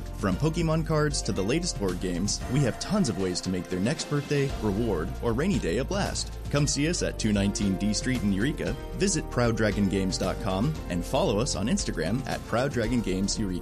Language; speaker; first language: English; native; English